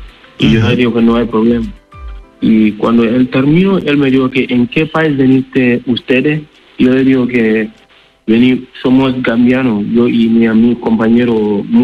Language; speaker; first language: Spanish; non-native, learner; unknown